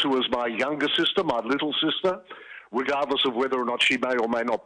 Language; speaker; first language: English; early bilingual, other home language; Greek